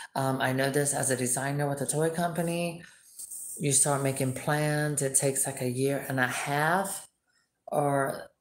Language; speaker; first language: English; early bilingual, other home language; Spanish